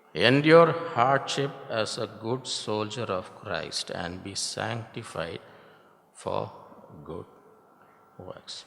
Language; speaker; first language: English; non-native, local second language; Tamil